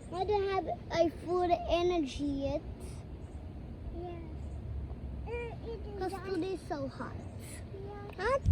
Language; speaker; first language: English; early bilingual, other home language; Bangla